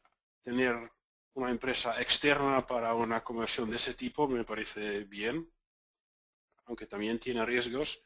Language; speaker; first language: Spanish; non-native, fluent; Dutch